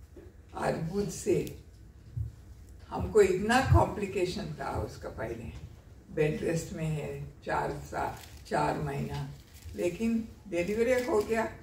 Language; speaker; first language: Hindi; non-native, local second language; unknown